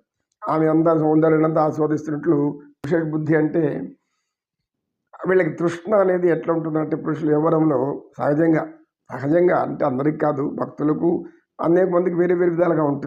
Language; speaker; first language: Telugu; native; Telugu